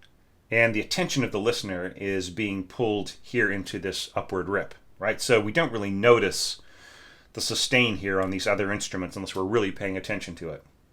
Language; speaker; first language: English; native; English